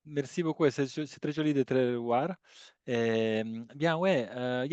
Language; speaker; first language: French; non-native, learner; Italian